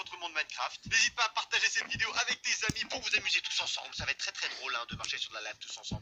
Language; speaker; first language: French; native; French